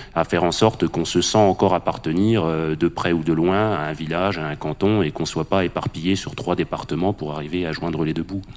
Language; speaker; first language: French; native; French